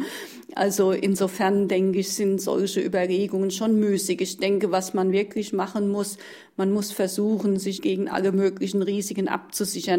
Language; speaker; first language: German; native; German